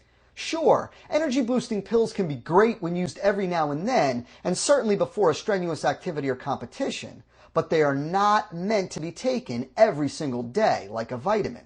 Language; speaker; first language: English; native; English